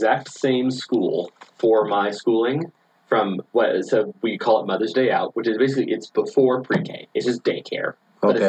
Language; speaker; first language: English; native; English